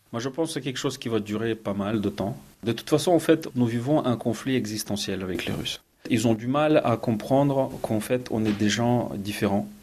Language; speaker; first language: French; non-native, fluent; Ukrainian